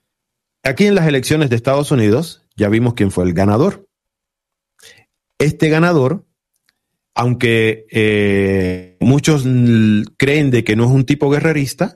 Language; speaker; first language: Spanish; native; Spanish